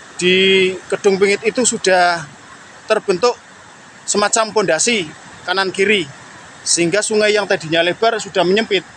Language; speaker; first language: Indonesian; non-native, local second language; Javanese